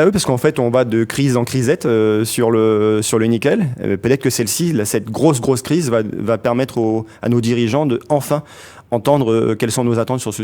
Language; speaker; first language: French; native; French